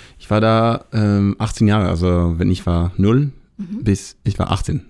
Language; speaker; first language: German; non-native, learner; Hebrew